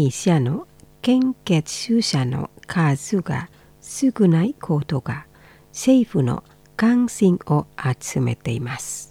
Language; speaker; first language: Japanese; non-native, fluent; Indonesian